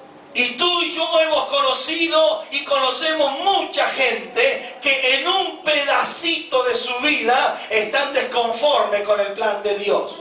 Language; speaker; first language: Spanish; native; Spanish